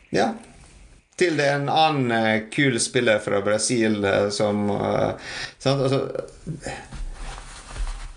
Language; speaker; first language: Norwegian; non-native, fluent; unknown